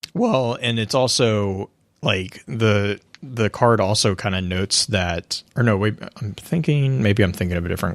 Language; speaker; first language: English; native; English